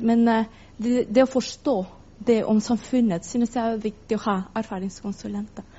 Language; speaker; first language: Norwegian; non-native, fluent; Spanish